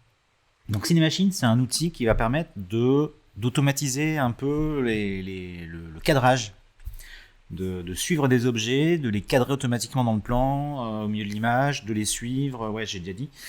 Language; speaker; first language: French; native; French